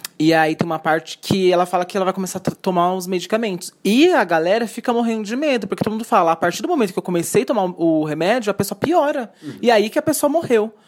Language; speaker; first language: Portuguese; native; Portuguese